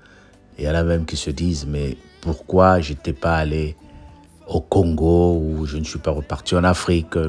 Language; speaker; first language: French; non-native, local second language; Lingala